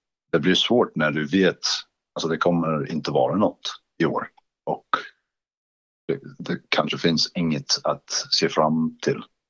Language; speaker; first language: Swedish; non-native, fluent; English